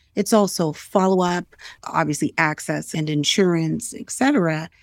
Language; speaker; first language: English; native; English